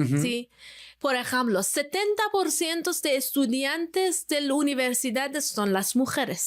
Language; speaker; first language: Spanish; non-native, fluent; Persian